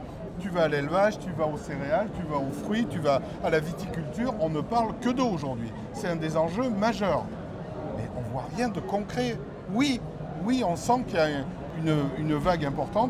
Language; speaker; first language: French; native; French